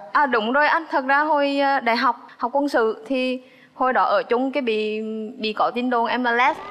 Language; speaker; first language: Vietnamese; native; Vietnamese